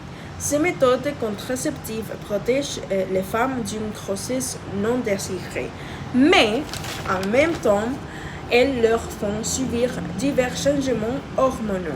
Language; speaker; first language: French; non-native, fluent; Spanish